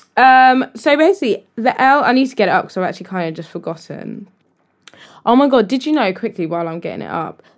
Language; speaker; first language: English; native; English